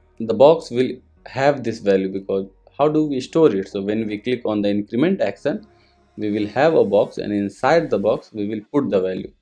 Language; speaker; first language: English; non-native, local second language; Hindi